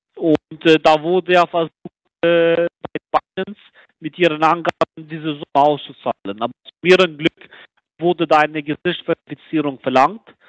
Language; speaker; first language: German; non-native, fluent; Albanian